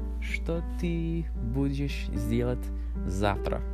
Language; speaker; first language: Russian; non-native, learner; English